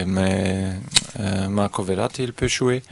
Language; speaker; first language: French; non-native, learner; German